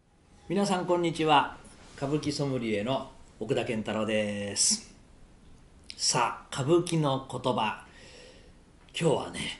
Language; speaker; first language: Japanese; native; Japanese